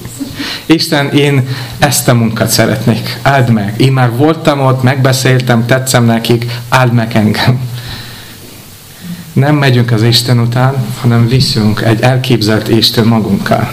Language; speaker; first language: Hungarian; non-native, fluent; English